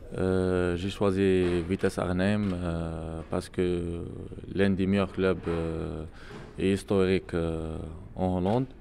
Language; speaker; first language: French; non-native, local second language; Arabic